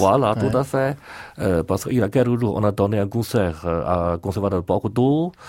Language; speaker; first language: French; non-native, learner; Chinese